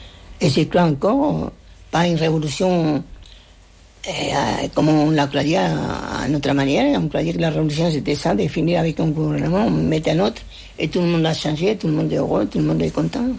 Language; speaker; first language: French; non-native, fluent; Spanish